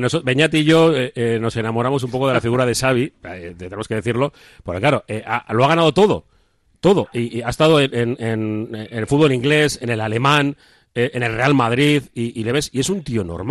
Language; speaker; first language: Spanish; native; Spanish